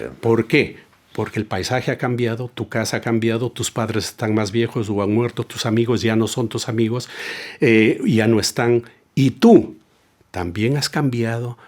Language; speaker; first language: Spanish; native; Spanish